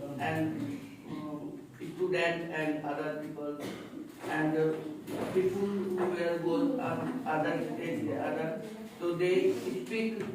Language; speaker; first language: English; non-native, learner; Hindi